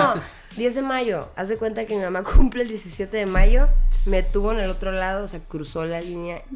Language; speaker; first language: Spanish; native; Spanish